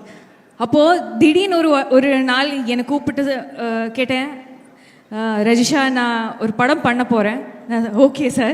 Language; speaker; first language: Tamil; non-native, learner; Malayalam